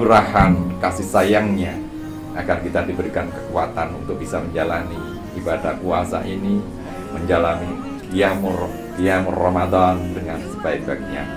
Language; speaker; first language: Indonesian; native; Indonesian